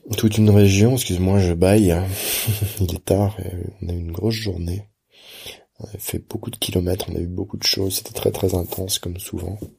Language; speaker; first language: French; native; French